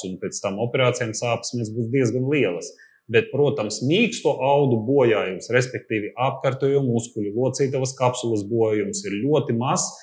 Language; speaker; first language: Latvian; non-native, local second language; Russian